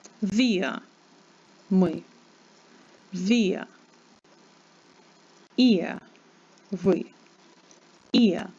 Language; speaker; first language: German; non-native, fluent; Ukrainian